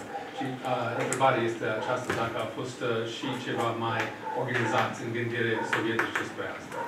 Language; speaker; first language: Romanian; non-native, fluent; English